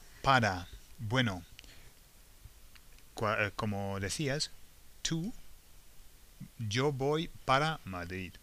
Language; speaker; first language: Spanish; non-native, fluent; English